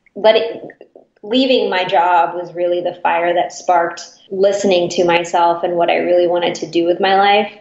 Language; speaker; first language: English; native; English